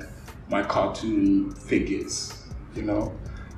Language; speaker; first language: English; non-native, local second language; Afrikaans